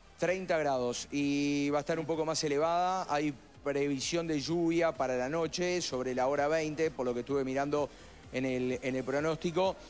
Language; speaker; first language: Spanish; native; Spanish